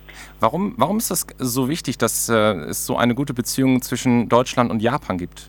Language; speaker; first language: German; native; German